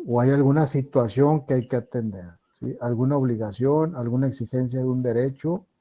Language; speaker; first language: Spanish; native; Spanish